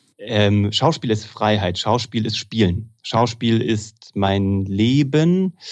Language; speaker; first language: German; native; German